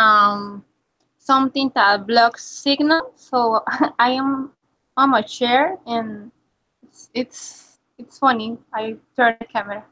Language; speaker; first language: English; non-native, learner; Spanish